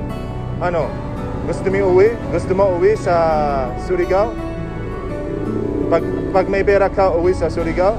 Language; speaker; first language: Filipino; non-native, learner; Arabic